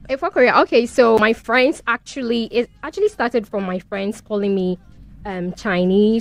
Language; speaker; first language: English; non-native, local second language; Akan